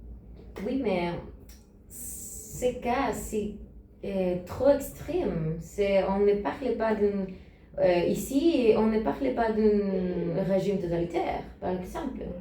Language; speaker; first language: French; non-native, learner; Spanish